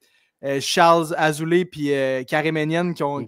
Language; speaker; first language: French; native; French